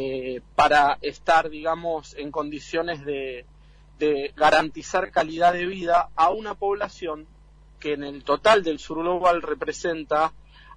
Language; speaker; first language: Spanish; native; Spanish